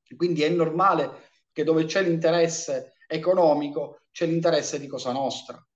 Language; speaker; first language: Italian; native; Italian